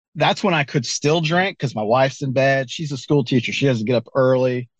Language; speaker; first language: English; native; English